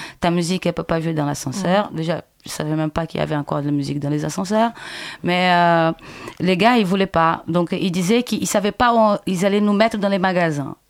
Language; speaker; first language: French; non-native, fluent; Portuguese